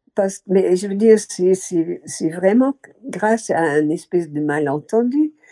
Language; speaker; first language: French; non-native, fluent; Dutch